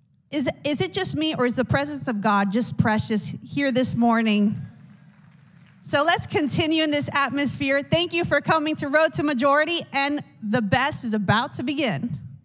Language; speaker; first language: English; native; English